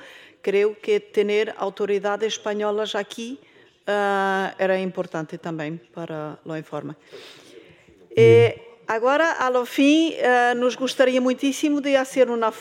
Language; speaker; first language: Spanish; non-native, learner; Portuguese